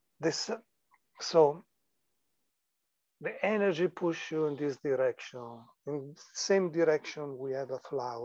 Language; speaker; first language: English; non-native, learner; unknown